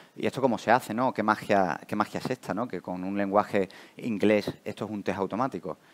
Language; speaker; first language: Spanish; native; Spanish